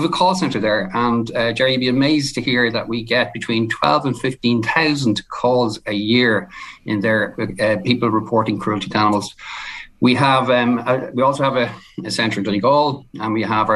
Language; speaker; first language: English; native; English